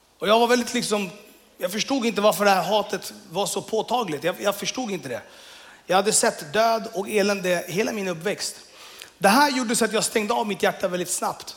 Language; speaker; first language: Swedish; early bilingual, other home language; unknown